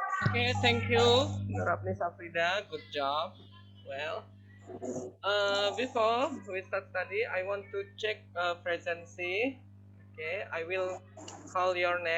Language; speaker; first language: English; non-native, learner; Indonesian